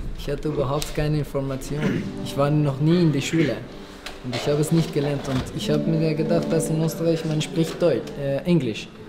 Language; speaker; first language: German; non-native, learner; Persian